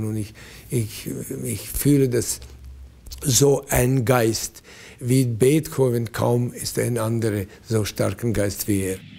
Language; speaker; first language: German; non-native, fluent; Latvian